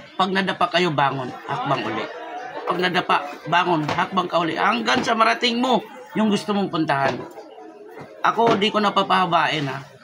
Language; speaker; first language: Filipino; non-native, local second language; Waray